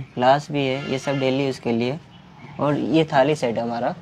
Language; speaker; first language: Hindi; native; Hindi